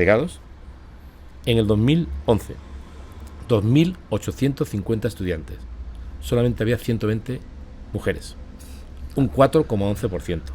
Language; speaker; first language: Spanish; native; Spanish